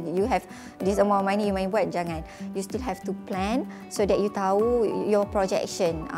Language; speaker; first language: English; non-native, local second language; Malay